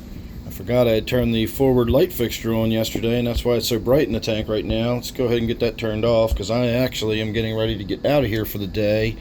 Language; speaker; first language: English; native; English